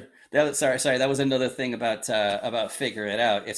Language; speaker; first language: English; native; English